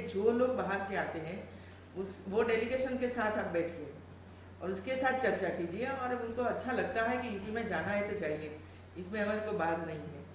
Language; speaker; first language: Hindi; non-native, local second language; Gujarati